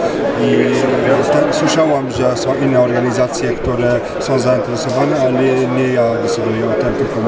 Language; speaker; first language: Polish; non-native, fluent; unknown